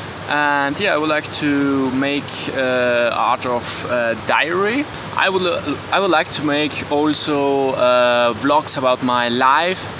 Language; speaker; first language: English; non-native, learner; German